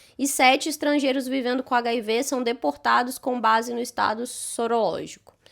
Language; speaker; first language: Portuguese; native; Portuguese